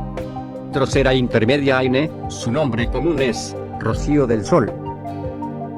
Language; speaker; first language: Spanish; native; Spanish